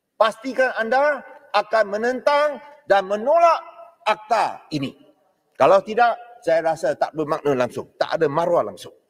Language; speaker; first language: Malay; non-native, local second language; Chinese